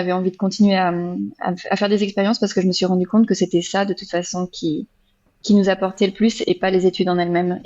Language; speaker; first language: French; native; French